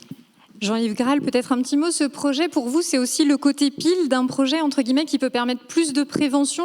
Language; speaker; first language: French; native; French